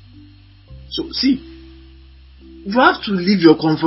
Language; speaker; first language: English; non-native, local second language; Yoruba